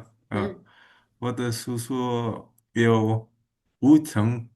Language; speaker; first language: Chinese; non-native, learner; Indonesian